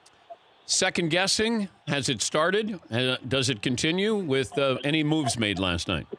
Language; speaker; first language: English; native; English